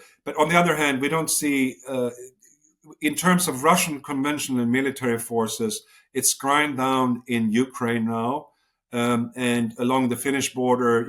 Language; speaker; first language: English; non-native, fluent; Swedish